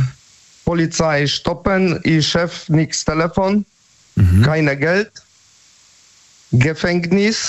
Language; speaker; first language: German; non-native, learner; Polish